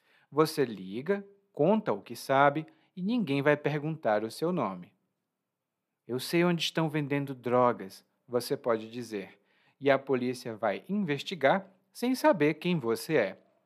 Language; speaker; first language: Portuguese; native; Portuguese